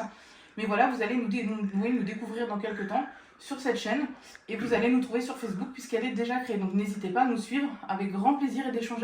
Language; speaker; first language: French; native; French